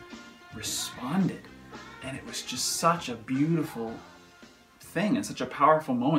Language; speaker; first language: English; native; English